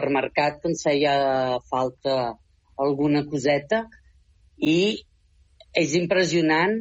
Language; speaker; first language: Catalan; native; Catalan